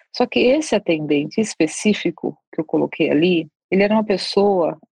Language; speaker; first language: Portuguese; native; Portuguese